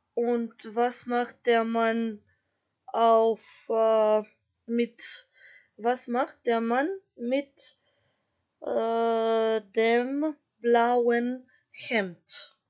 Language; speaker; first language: German; non-native, fluent; Macedonian